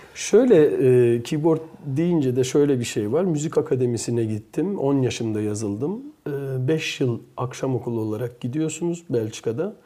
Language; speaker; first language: Turkish; early bilingual, heritage; Turkish